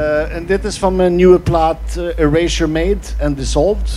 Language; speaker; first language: Dutch; non-native, fluent; Swedish